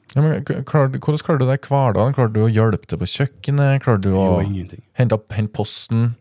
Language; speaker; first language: Norwegian; native; Norwegian